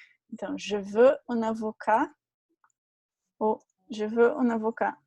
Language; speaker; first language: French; non-native, fluent; Portuguese